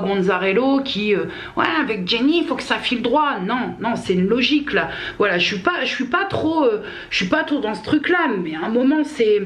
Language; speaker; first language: French; native; French